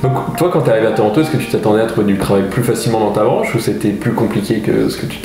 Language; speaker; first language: French; native; French